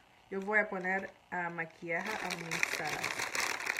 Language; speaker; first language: Spanish; non-native, learner; Persian